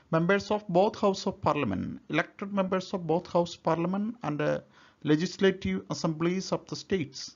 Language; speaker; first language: English; non-native, local second language; Malayalam